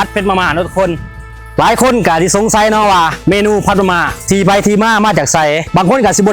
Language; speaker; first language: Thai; non-native, local second language; Northeastern Thai